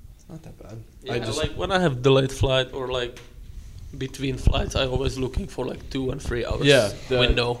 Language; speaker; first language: English; non-native, fluent; Czech